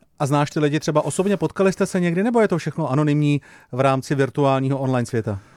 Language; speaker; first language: Czech; native; Czech